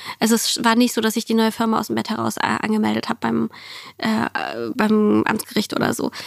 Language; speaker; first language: German; early bilingual, other home language; Russian